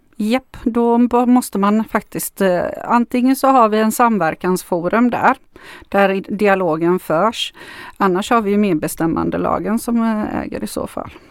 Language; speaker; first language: Swedish; non-native, fluent; Macedonian